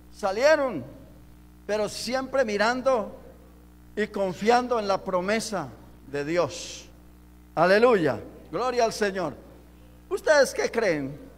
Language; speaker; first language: Spanish; native; Spanish